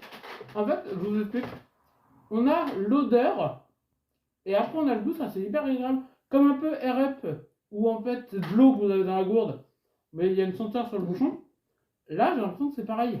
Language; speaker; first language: French; native; French